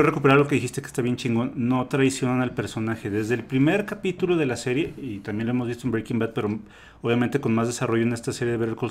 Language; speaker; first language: Spanish; native; Spanish